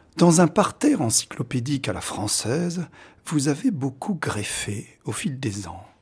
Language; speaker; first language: French; native; French